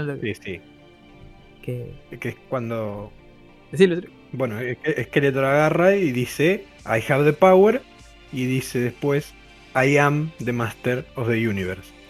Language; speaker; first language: Spanish; native; Spanish